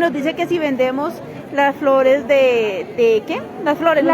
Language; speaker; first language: Spanish; native; Spanish